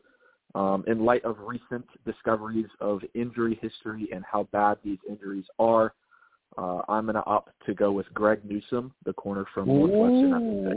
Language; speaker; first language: English; native; English